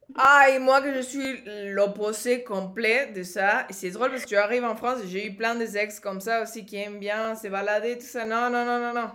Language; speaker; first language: French; native; French